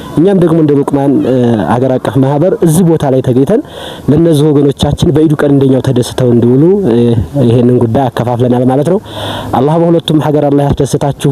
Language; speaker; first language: Amharic; native; Amharic